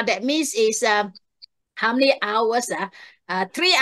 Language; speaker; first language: English; non-native, local second language; Chinese